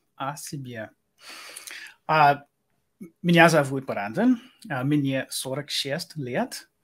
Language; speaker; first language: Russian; non-native, learner; English